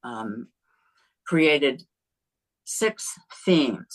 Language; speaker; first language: English; native; English